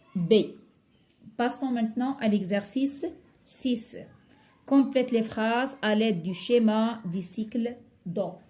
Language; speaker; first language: French; non-native, local second language; Arabic